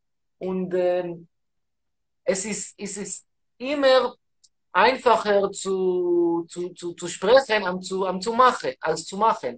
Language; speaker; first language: German; non-native, learner; Hebrew